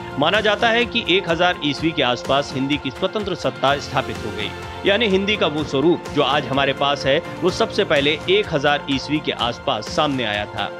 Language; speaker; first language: Hindi; native; Hindi